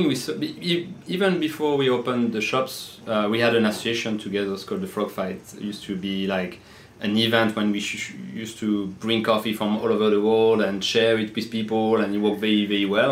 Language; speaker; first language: English; non-native, fluent; French